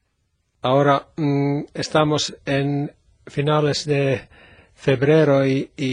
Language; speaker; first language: Spanish; non-native, learner; Finnish